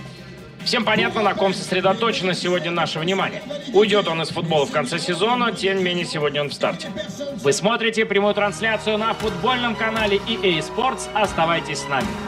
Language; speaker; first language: Russian; native; Russian